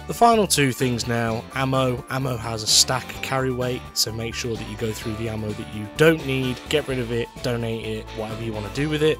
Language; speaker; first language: English; native; English